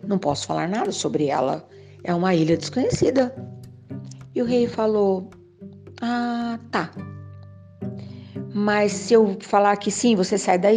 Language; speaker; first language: Portuguese; native; Portuguese